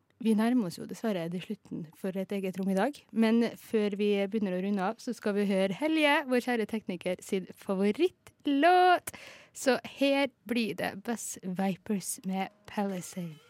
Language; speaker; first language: Norwegian; native; Norwegian